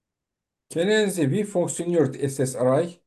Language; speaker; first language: German; non-native, fluent; Turkish